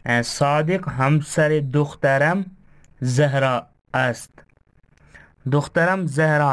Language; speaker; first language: Persian; non-native, fluent; Urdu